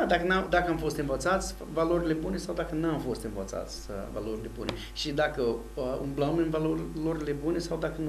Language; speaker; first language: Romanian; non-native, fluent; English